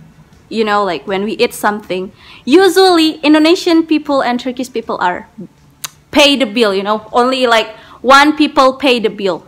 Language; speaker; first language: English; non-native, learner; Indonesian